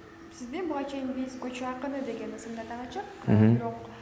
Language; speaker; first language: Kyrgyz; native; Kyrgyz